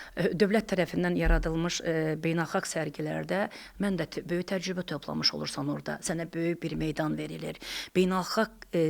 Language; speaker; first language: Azerbaijani; non-native, local second language; Talysh